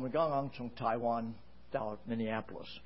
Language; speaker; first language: Chinese; non-native, fluent; English